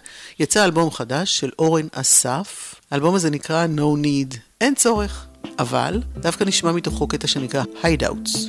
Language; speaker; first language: Hebrew; native; Hebrew